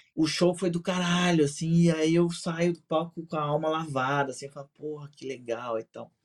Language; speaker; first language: Portuguese; native; Portuguese